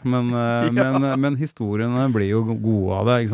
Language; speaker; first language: Norwegian; native; Norwegian